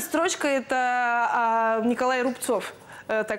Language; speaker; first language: Russian; native; Russian